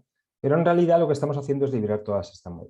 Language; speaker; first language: Spanish; native; Spanish